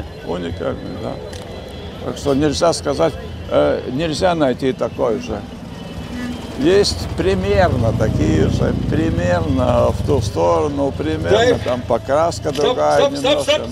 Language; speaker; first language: Russian; non-native, fluent; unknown